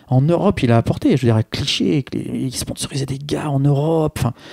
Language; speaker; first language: French; native; French